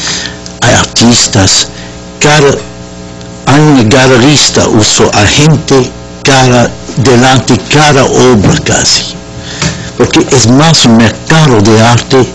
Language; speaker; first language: Spanish; non-native, fluent; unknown